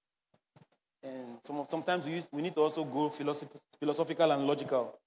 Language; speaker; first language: English; non-native, local second language; Bini